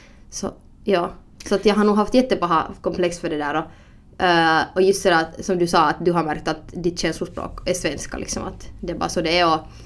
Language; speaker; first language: Swedish; native; Swedish